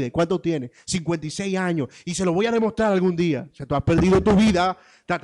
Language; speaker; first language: Spanish; native; Spanish